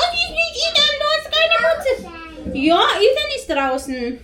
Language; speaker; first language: German; non-native, learner; Cebuano